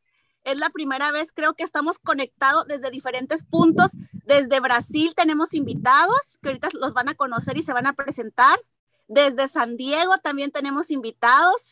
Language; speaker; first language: Spanish; native; Spanish